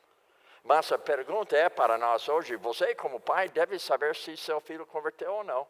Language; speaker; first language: Portuguese; non-native, fluent; English